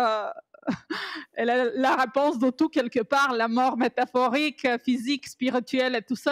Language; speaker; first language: French; non-native, fluent; Bulgarian